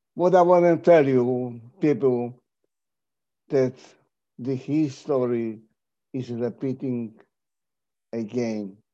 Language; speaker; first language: English; non-native, fluent; Polish